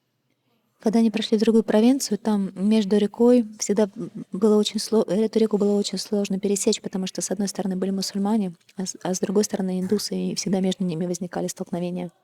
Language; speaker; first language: Russian; native; Russian